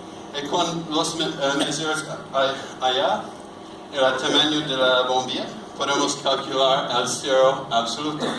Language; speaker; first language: Spanish; non-native, learner; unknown